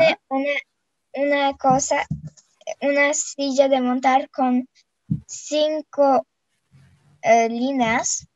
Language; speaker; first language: Spanish; non-native, fluent; Russian